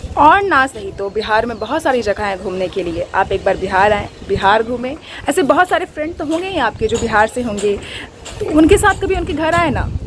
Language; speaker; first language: Hindi; native; Hindi